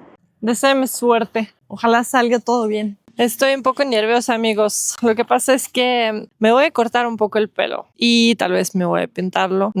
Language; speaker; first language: Spanish; non-native, fluent; Russian